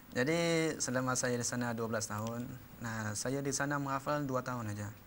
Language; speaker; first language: Malay; non-native, local second language; Achinese